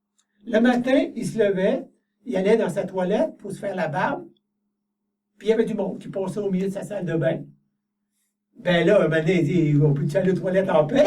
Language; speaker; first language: French; native; French